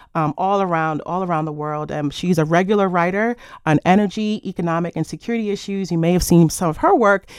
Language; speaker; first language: English; native; English